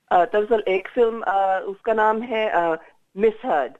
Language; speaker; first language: Hindi; non-native, fluent; Kannada